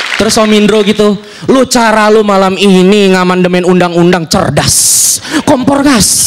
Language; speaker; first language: Indonesian; native; Indonesian